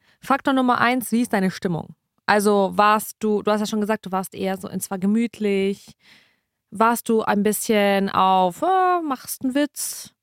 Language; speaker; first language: German; early bilingual, other home language; Russian